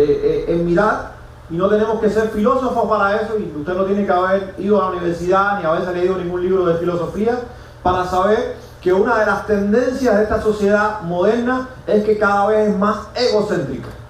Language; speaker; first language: Spanish; native; Spanish